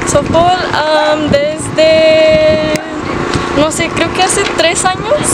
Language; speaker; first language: Spanish; early bilingual, other home language; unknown